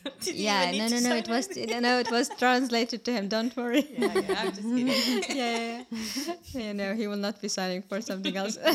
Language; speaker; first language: English; non-native, fluent; Arabic